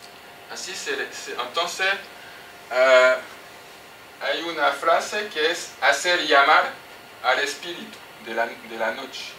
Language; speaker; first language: Spanish; non-native, fluent; French